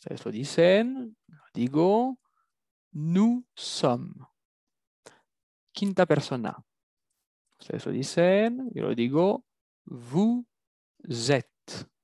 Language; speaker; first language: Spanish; non-native, fluent; French